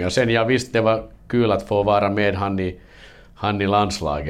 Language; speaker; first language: Swedish; non-native, learner; Finnish